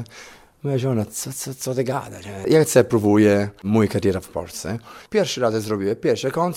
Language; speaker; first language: Polish; non-native, learner; Italian